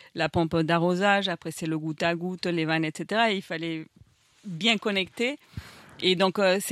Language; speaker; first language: French; non-native, fluent; Spanish